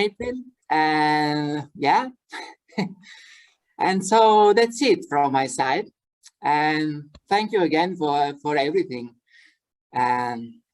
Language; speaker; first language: English; non-native, fluent; Italian